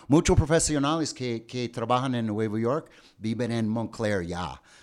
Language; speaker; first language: Spanish; non-native, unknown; English